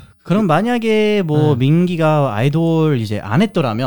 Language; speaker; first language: Korean; early bilingual, other home language; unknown